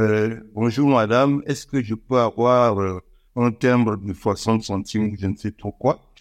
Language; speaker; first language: French; non-native, local second language; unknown